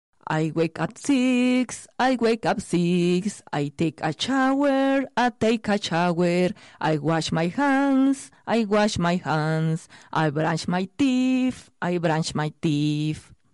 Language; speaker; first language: English; non-native, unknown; Spanish